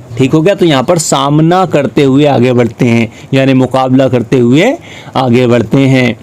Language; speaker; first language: Urdu; native; Urdu